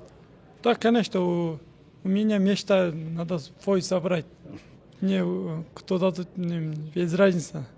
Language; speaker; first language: Russian; non-native, local second language; Kyrgyz